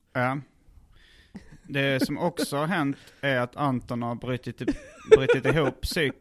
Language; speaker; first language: Swedish; native; Swedish